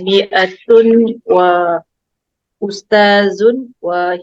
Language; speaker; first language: Arabic; non-native, learner; Indonesian